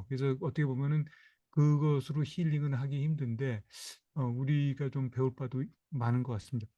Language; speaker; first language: Korean; native; Korean